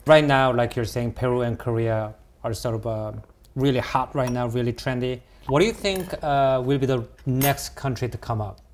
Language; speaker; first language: English; early bilingual, other home language; Korean